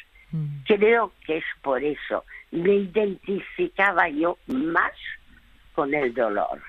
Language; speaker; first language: Spanish; non-native, fluent; French